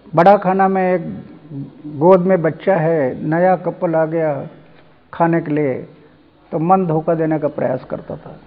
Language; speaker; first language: Hindi; non-native, local second language; Marathi